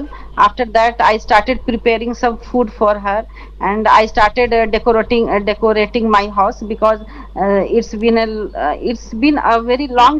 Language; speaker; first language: English; non-native, fluent; Hindi